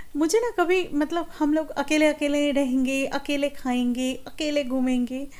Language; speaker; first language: Hindi; non-native, local second language; Bangla